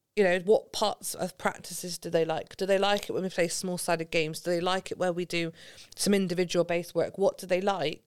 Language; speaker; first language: English; native; English